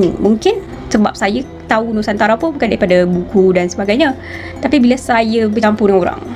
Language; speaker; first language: Malay; native; Malay